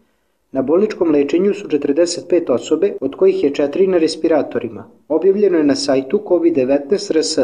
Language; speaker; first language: Serbian; native; Serbian